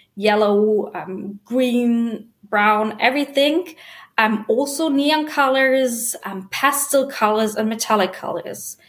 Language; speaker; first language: English; non-native, fluent; German